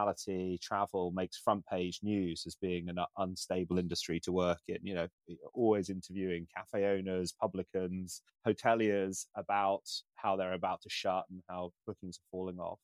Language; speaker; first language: English; native; English